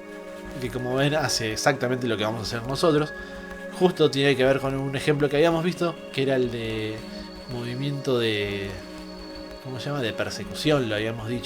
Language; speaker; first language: Spanish; native; Spanish